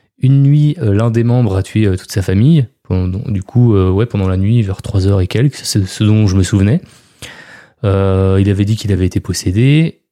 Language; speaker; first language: French; native; French